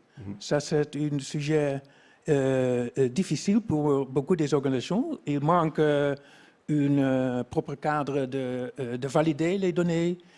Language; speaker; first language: French; non-native, fluent; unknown